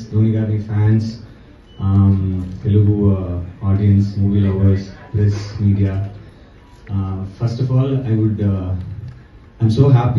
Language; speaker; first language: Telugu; non-native, learner; Tamil